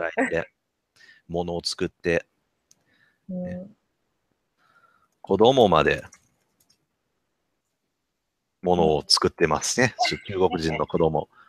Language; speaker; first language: Japanese; non-native, learner; English